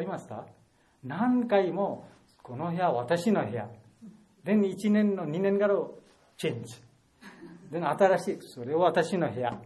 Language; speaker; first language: Japanese; non-native, learner; Bangla